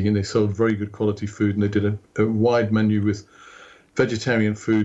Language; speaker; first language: English; native; English